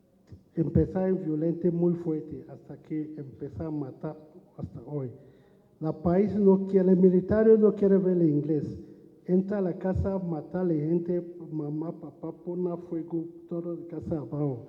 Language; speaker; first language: Spanish; non-native, learner; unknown